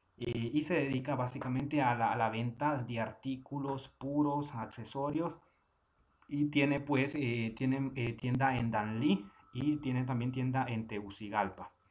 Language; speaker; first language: Spanish; native; Spanish